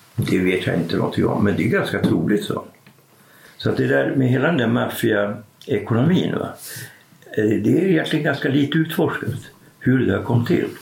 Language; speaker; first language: Swedish; native; Swedish